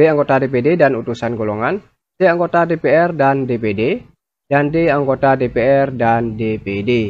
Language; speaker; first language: Indonesian; native; Indonesian